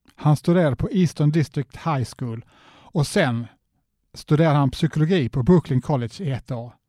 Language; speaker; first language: Swedish; native; Swedish